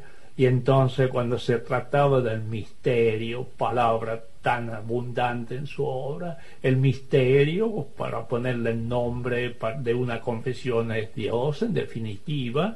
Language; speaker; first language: Spanish; native; Spanish